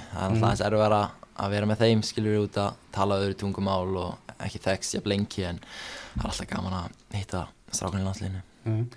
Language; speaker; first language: Icelandic; native; Icelandic